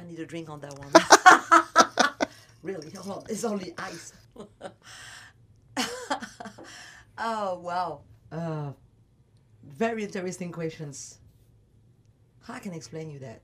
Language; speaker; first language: English; non-native, learner; French